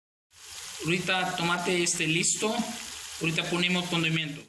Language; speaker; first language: Spanish; non-native, learner; Urdu